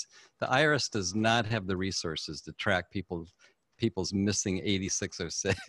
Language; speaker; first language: English; native; English